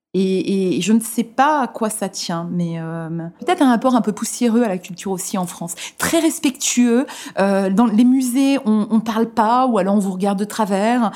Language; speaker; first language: French; native; French